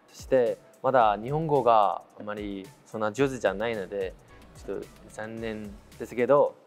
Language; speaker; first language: Japanese; non-native, fluent; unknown